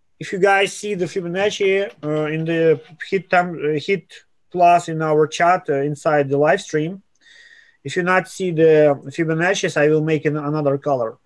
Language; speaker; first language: English; non-native, fluent; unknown